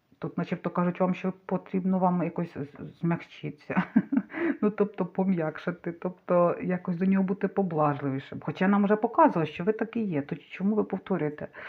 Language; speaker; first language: Ukrainian; non-native, local second language; Russian